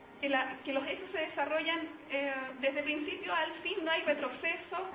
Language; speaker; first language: Spanish; native; Spanish